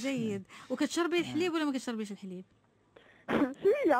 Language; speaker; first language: Arabic; native; Arabic